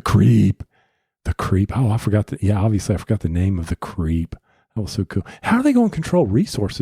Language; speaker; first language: English; native; English